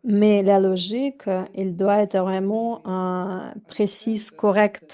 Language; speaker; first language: French; non-native, fluent; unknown